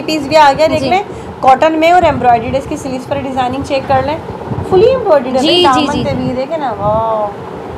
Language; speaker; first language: Urdu; native; Urdu